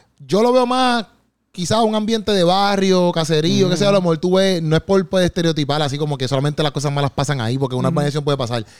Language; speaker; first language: Spanish; native; Spanish